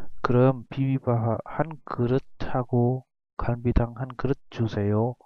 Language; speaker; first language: Korean; non-native, fluent; Vietnamese